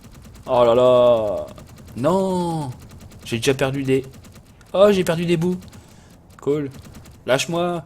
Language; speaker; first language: French; native; French